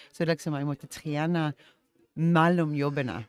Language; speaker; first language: Norwegian; early bilingual, heritage; English